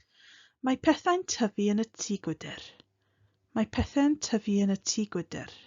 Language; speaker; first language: Welsh; non-native, local second language; English